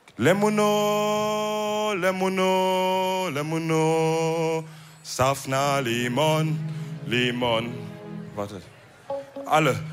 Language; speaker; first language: German; early bilingual, other home language; Wolof